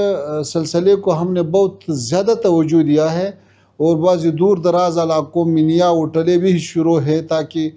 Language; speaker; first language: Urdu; non-native, fluent; Pashto